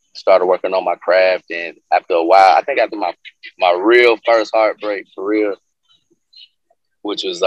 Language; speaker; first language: English; native; English